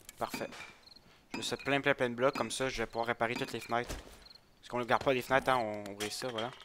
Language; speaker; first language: French; native; French